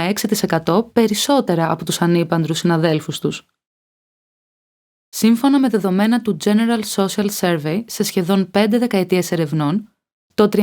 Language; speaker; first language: Greek; native; Greek